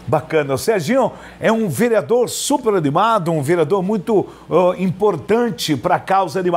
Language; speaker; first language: Portuguese; native; Portuguese